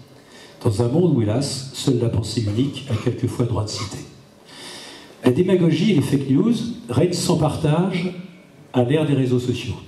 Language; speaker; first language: French; native; French